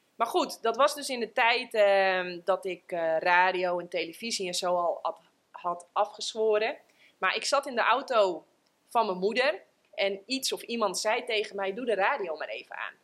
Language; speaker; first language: Dutch; native; Dutch